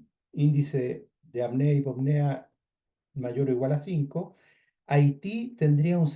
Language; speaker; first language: Spanish; native; Spanish